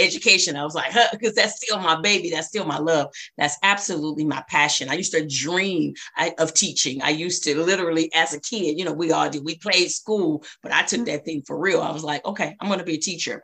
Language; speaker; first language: English; native; English